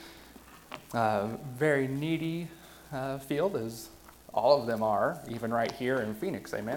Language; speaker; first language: English; native; English